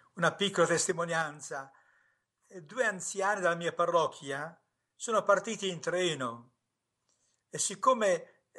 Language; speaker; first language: Italian; native; Italian